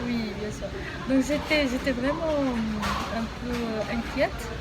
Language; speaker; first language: French; non-native, local second language; Arabic